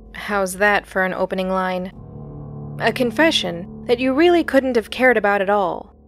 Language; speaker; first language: English; early bilingual, other home language; Filipino